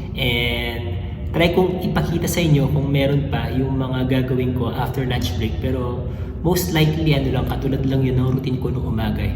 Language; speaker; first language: Filipino; native; Filipino